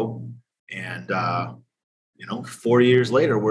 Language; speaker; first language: English; native; English